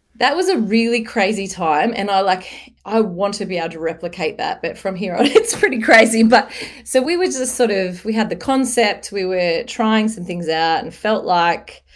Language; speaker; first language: English; native; English